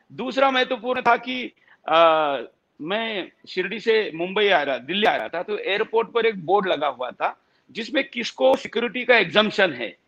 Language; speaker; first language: Hindi; non-native, local second language; Marathi